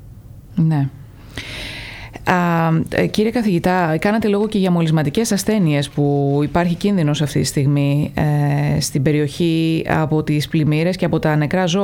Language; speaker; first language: Greek; native; Greek